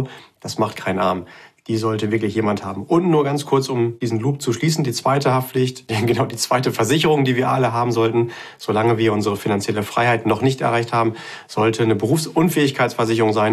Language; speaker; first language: German; native; German